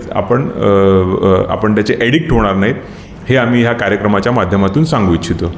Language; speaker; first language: Marathi; native; Marathi